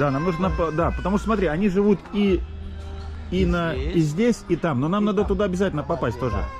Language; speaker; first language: Russian; native; Russian